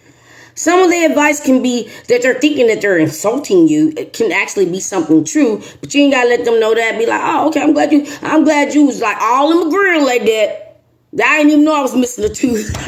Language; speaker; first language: English; native; English